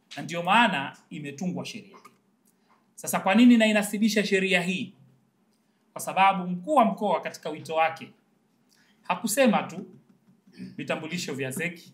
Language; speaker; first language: Swahili; native; Swahili